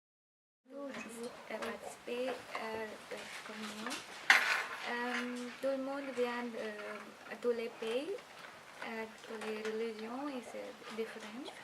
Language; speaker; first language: French; non-native, learner; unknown